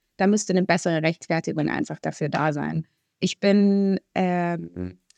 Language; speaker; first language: German; early bilingual, other home language; Arabic